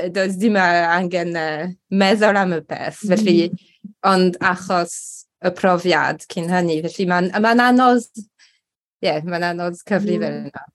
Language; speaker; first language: Welsh; non-native, local second language; English